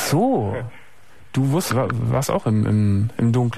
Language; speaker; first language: German; native; German